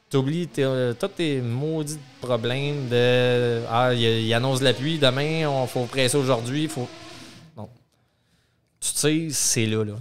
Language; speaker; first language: French; native; French